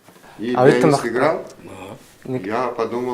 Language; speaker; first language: Russian; non-native, learner; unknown